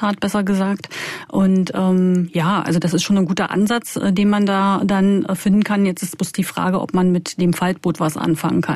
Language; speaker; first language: German; native; German